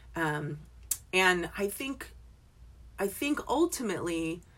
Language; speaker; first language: English; native; English